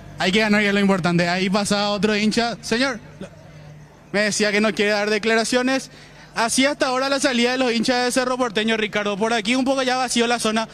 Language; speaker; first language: Spanish; native; Spanish